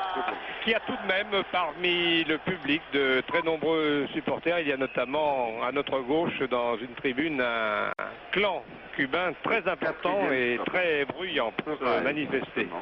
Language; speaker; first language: French; native; French